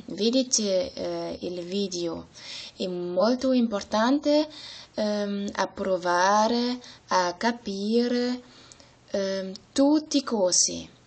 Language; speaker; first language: Italian; non-native, learner; German